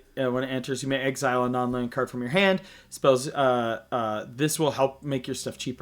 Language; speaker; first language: English; native; English